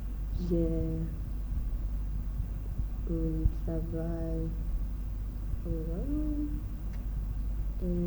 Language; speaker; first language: French; non-native, learner; English